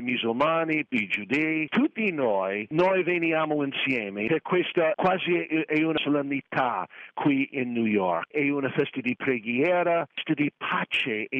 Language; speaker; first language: Italian; non-native, fluent; English